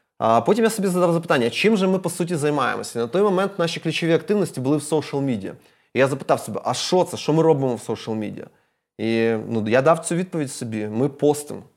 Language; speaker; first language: Ukrainian; non-native, local second language; Russian